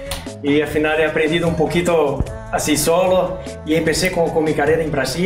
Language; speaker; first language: Spanish; non-native, learner; Portuguese